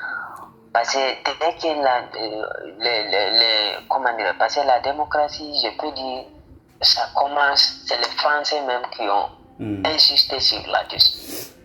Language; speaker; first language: French; non-native, fluent; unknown